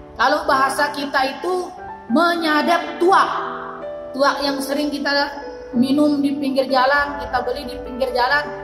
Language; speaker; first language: Indonesian; non-native, local second language; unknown